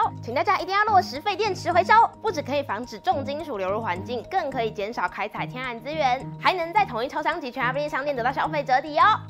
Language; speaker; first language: Chinese; native; Chinese